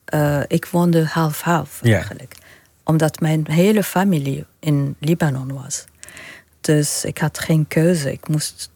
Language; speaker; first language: Dutch; non-native, fluent; Arabic